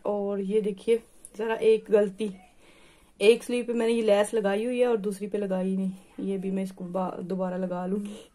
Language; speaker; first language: Hindi; native; Hindi